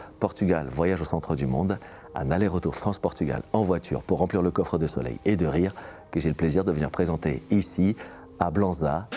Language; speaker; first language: French; early bilingual, other home language; Portuguese